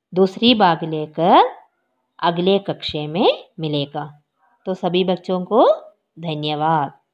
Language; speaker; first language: Hindi; non-native, local second language; Malayalam